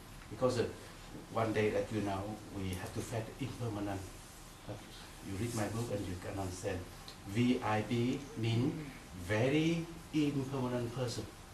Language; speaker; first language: English; non-native, learner; Vietnamese